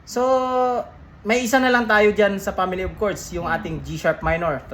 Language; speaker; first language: Filipino; native; Filipino